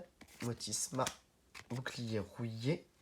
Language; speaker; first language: French; native; French